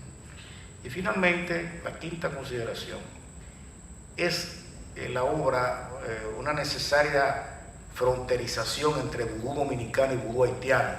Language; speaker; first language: Spanish; native; Spanish